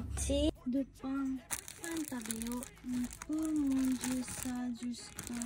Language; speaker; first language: French; non-native, learner; Japanese